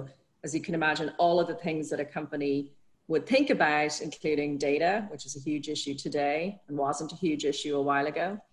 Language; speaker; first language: English; native; English